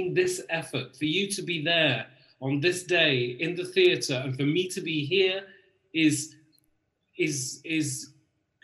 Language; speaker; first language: English; native; English